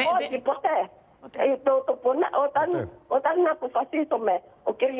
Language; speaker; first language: Greek; non-native, learner; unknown